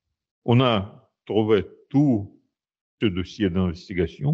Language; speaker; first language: French; non-native, fluent; Russian